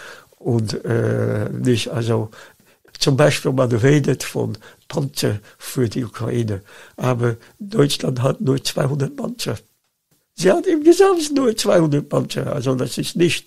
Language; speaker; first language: German; non-native, fluent; Dutch